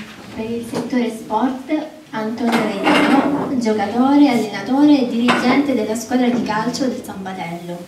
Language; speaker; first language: Italian; native; Italian